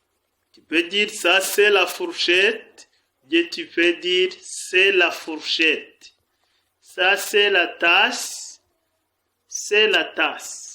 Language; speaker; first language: French; non-native, fluent; Kinyarwanda